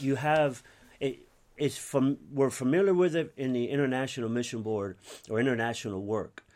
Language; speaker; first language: English; early bilingual, other home language; Spanish